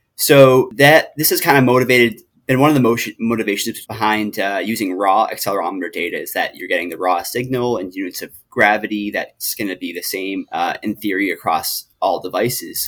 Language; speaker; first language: English; native; English